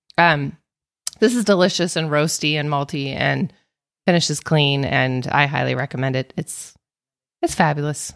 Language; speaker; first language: English; native; English